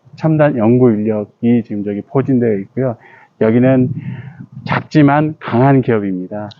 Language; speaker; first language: Korean; native; Korean